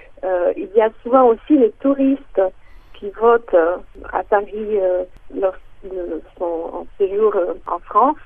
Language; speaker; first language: French; non-native, fluent; Czech